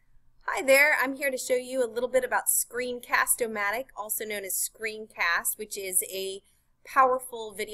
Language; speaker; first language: English; native; English